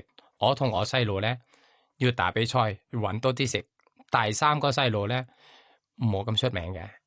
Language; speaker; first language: Cantonese; non-native, learner; Thai